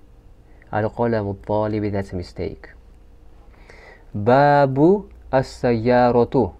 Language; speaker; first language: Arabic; non-native, fluent; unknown